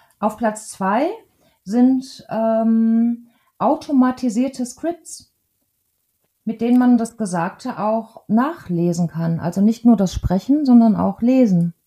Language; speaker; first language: German; native; German